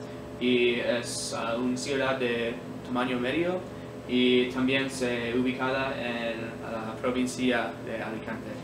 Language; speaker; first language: Spanish; non-native, learner; English